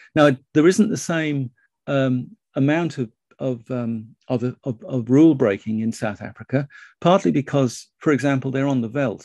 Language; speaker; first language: English; native; English